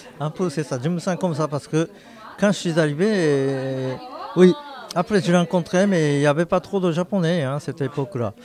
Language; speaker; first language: French; non-native, fluent; Japanese